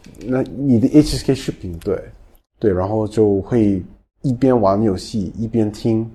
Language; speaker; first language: Chinese; non-native, fluent; English